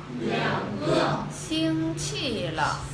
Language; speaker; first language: Chinese; non-native, fluent; Vietnamese